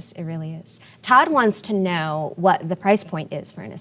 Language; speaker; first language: English; native; English